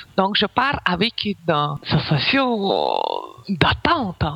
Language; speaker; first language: French; non-native, fluent; Ukrainian